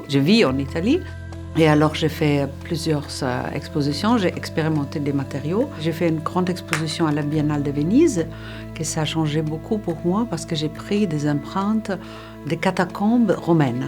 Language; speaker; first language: French; non-native, fluent; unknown